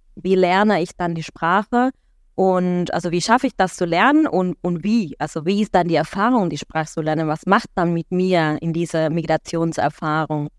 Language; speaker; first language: German; non-native, fluent; Spanish